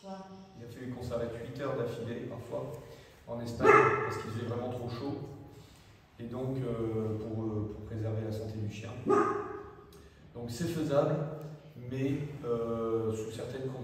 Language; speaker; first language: French; native; French